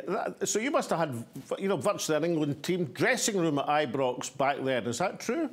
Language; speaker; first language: English; native; English